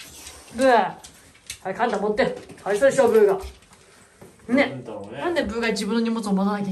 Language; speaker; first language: Japanese; native; Japanese